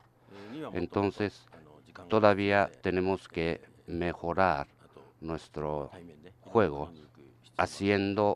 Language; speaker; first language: Spanish; non-native, learner; Japanese